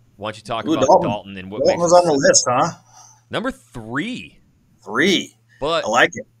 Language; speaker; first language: English; native; English